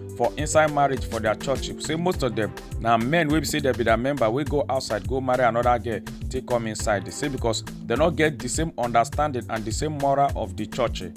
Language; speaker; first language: Nigerian Pidgin; native; Nigerian Pidgin